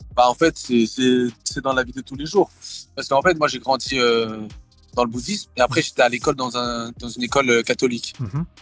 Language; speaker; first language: French; early bilingual, other home language; Thai